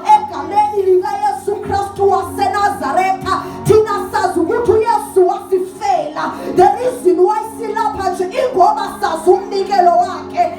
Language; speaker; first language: Zulu; non-native, local second language; Xhosa